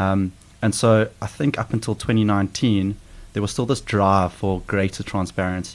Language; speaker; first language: English; native; English